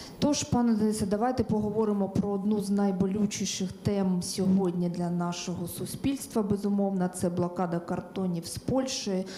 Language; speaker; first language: Ukrainian; native; Ukrainian